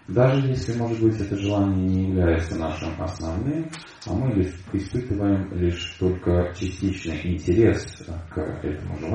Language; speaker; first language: Russian; native; Russian